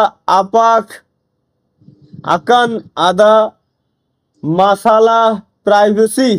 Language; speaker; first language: Indonesian; non-native, learner; Bangla